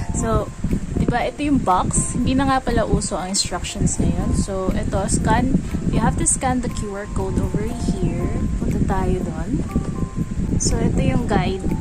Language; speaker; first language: Filipino; native; Filipino